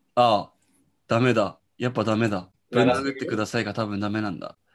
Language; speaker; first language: Japanese; native; Japanese